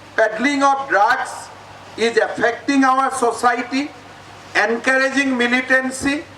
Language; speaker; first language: English; non-native, local second language; Assamese